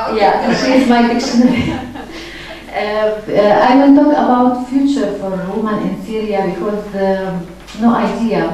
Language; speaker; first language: English; non-native, learner; Arabic